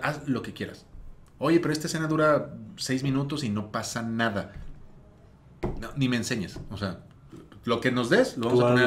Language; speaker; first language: Spanish; native; Spanish